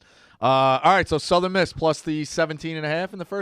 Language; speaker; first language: English; native; English